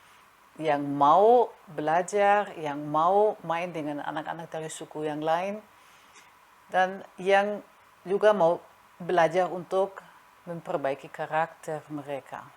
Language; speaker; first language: Indonesian; non-native, fluent; German